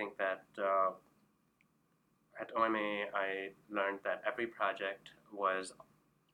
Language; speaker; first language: English; non-native, local second language; Urdu